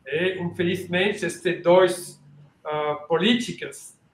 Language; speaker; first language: Portuguese; non-native, learner; French